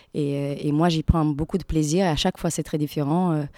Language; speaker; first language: French; non-native, fluent; Latvian